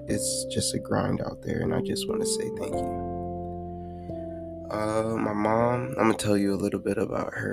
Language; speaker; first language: English; native; English